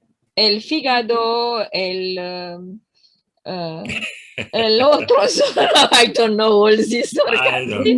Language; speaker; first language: Spanish; non-native, learner; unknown